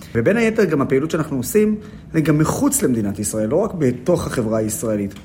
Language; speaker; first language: Hebrew; non-native, local second language; Arabic